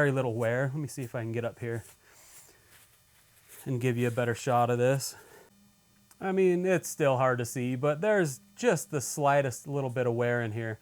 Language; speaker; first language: English; native; English